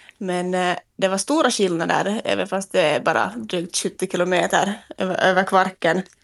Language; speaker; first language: Swedish; native; Swedish